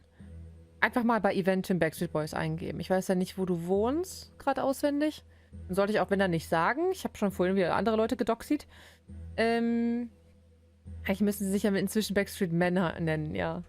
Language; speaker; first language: German; native; German